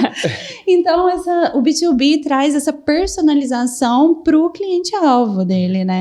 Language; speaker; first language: Portuguese; native; Portuguese